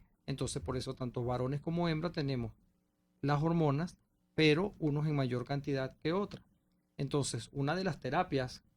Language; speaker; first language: Spanish; native; Spanish